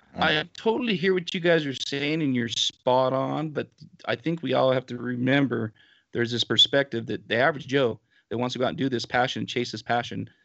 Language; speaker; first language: English; native; English